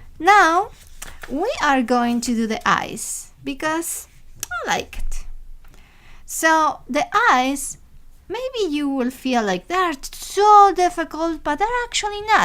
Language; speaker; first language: English; non-native, fluent; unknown